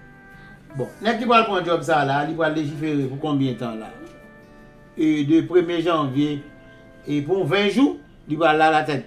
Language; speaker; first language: Haitian Creole; native; Haitian Creole